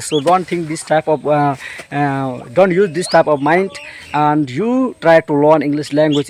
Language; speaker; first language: English; non-native, learner; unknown